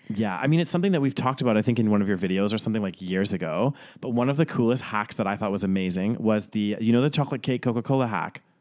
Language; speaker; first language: English; native; English